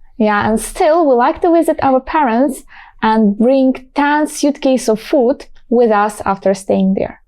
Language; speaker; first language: English; non-native, fluent; Ukrainian